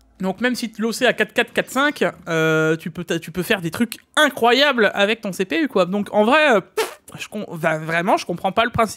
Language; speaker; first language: French; native; French